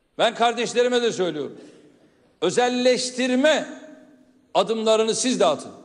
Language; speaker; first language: Turkish; native; Turkish